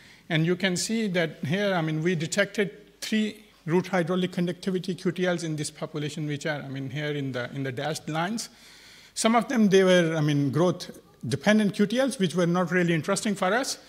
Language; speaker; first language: English; non-native, fluent; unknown